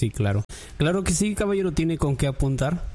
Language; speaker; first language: Spanish; native; Spanish